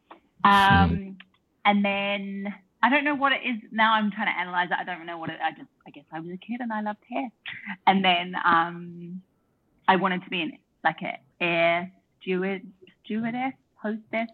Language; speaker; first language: English; native; English